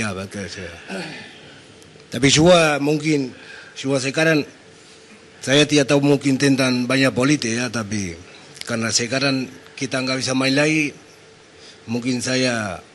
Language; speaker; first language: Indonesian; non-native, fluent; Spanish